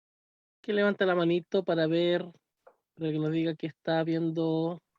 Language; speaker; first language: Spanish; native; Spanish